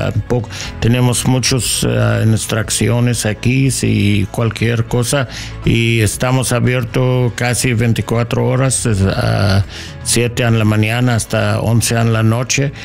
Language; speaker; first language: Spanish; non-native, learner; English